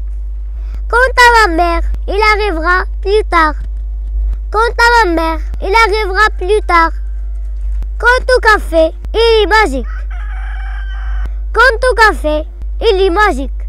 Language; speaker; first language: French; non-native, local second language; Arabic